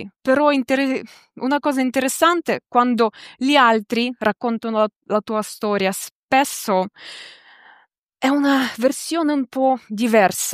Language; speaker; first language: Italian; non-native, fluent; Ukrainian